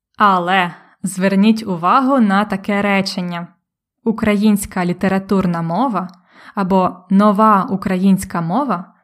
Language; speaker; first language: Ukrainian; native; Ukrainian